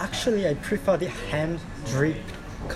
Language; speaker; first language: English; non-native, learner; Japanese